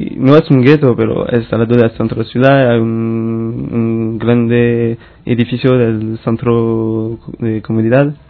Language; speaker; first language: Spanish; non-native, learner; French